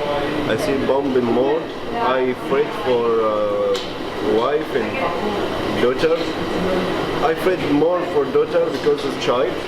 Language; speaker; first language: English; non-native, learner; Arabic